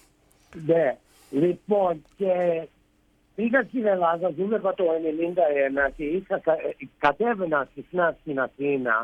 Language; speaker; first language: Greek; early bilingual, heritage; Greek